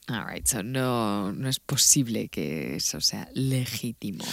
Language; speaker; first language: Spanish; native; Spanish